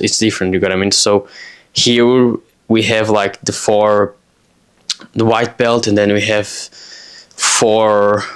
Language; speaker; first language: English; non-native, fluent; Portuguese